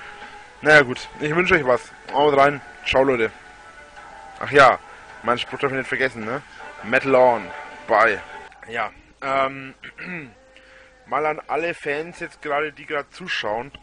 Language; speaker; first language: German; native; German